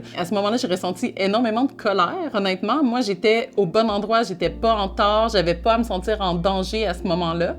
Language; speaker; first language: French; native; French